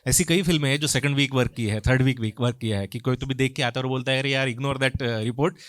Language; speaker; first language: Hindi; non-native, local second language; Marathi